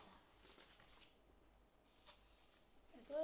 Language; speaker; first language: Spanish; early bilingual, other home language; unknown